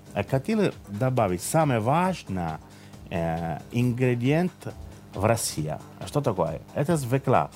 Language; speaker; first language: Russian; non-native, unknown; Italian